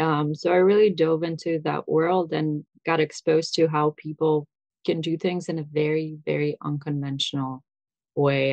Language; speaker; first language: English; early bilingual, other home language; Russian